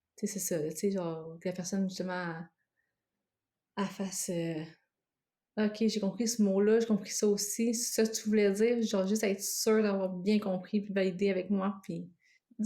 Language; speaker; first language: French; native; French